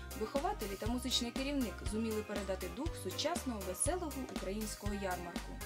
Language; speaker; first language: Ukrainian; native; Ukrainian